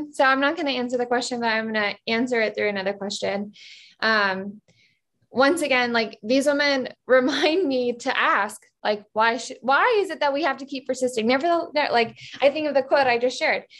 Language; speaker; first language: English; native; English